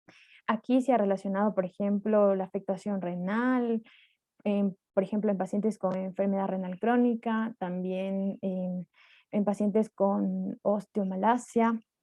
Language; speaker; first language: Spanish; native; Spanish